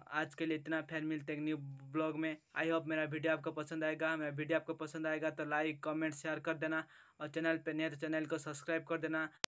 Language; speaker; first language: Hindi; non-native, local second language; Odia